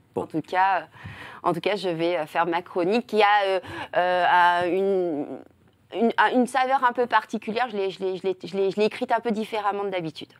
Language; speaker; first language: French; native; French